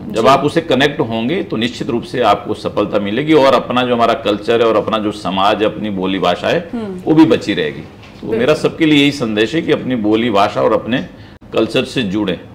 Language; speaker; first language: Hindi; native; Hindi